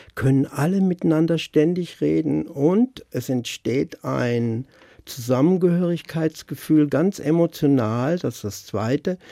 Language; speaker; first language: German; native; German